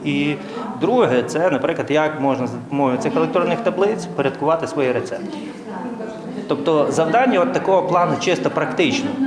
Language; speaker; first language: Ukrainian; native; Ukrainian